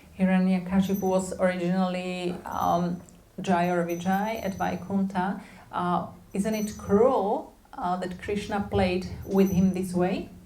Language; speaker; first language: English; non-native, fluent; Slovak